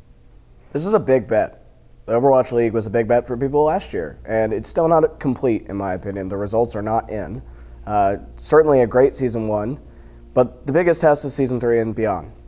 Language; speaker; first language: English; native; English